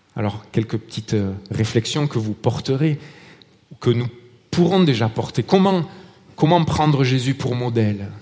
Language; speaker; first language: French; native; French